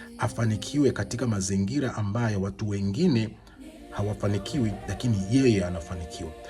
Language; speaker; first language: Swahili; native; Swahili